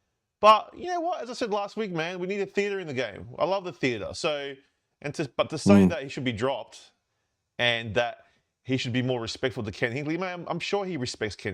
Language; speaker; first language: English; native; English